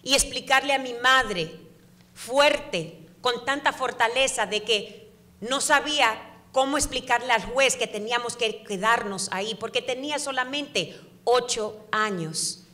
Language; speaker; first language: Spanish; early bilingual, heritage; Spanish